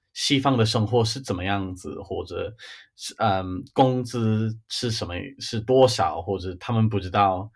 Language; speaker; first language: Chinese; non-native, fluent; English